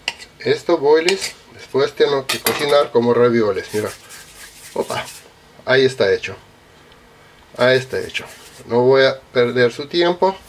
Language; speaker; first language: Spanish; non-native, learner; Russian